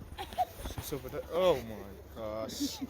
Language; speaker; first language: English; native; English